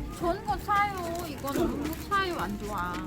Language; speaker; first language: Korean; non-native, learner; Vietnamese